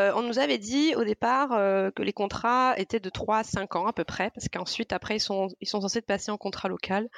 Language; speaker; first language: French; native; French